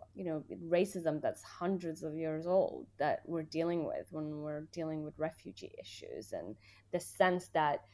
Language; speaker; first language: English; early bilingual, other home language; Persian